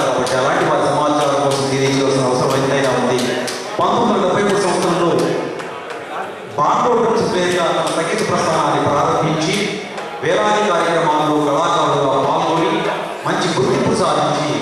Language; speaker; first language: Telugu; native; Telugu